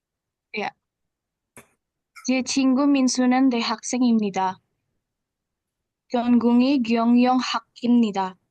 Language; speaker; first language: Korean; non-native, learner; Indonesian